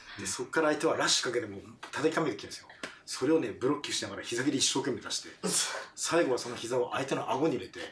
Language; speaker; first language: Japanese; non-native, fluent; French